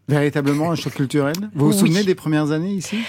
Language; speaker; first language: French; native; French